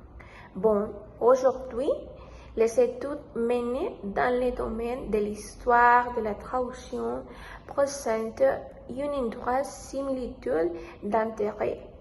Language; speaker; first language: French; non-native, learner; Spanish